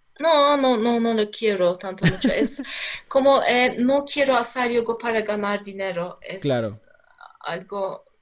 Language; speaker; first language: Spanish; non-native, learner; Turkish